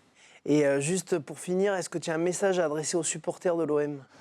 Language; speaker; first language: French; native; French